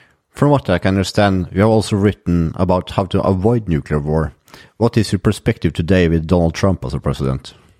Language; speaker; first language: English; non-native, fluent; Norwegian